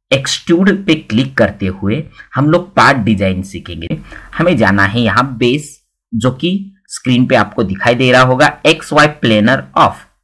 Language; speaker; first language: Hindi; non-native, local second language; Marathi